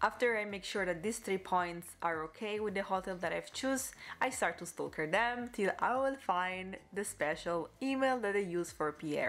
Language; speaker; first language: English; non-native, fluent; Italian